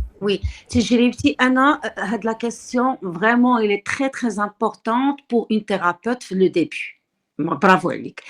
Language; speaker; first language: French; non-native, local second language; Arabic